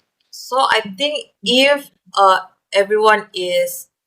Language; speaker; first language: English; non-native, learner; Malay